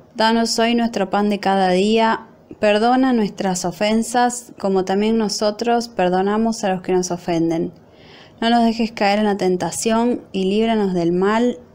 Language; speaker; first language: Spanish; native; Spanish